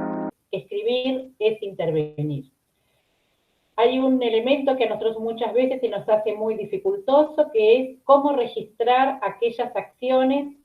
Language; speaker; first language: Spanish; native; Spanish